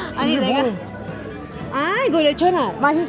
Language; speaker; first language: Korean; non-native, learner; Spanish